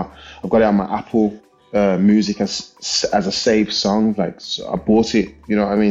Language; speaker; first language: English; native; English